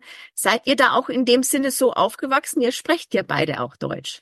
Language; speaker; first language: German; native; German